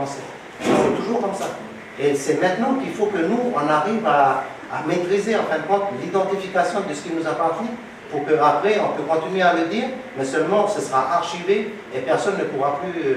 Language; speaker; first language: French; native; French